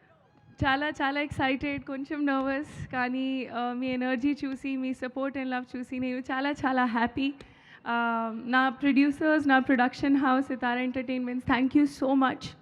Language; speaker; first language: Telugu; non-native, learner; Hindi